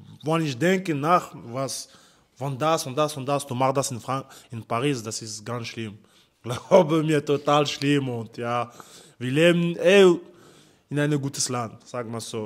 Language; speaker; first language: German; non-native, learner; French